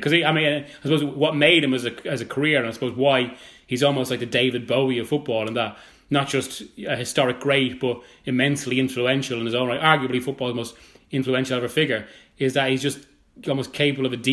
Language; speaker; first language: English; native; English